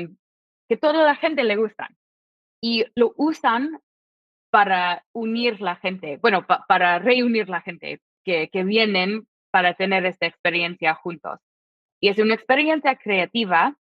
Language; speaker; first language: Spanish; non-native, fluent; English